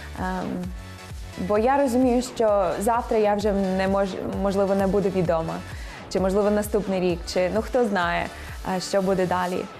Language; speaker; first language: Ukrainian; non-native, fluent; English